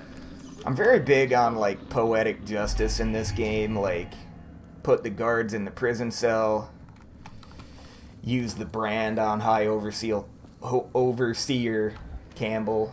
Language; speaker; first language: English; native; English